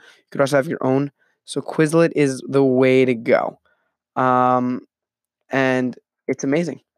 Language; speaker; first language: English; native; English